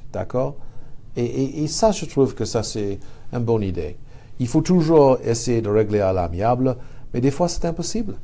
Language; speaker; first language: French; non-native, fluent; English